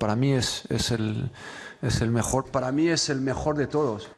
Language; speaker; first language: Spanish; non-native, fluent; French